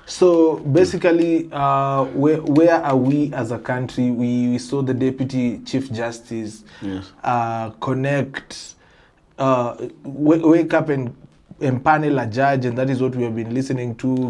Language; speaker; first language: English; non-native, local second language; Swahili